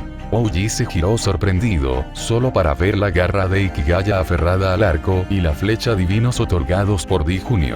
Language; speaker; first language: Spanish; native; Spanish